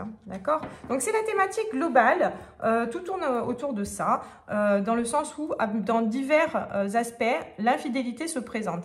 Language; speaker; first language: French; native; French